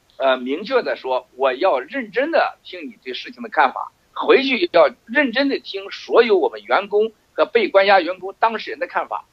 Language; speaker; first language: Chinese; native; Chinese